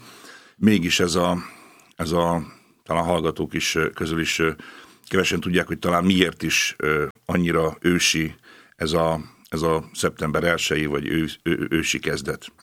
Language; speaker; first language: Hungarian; native; Hungarian